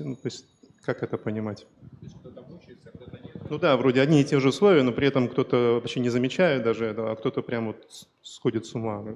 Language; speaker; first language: Russian; native; Russian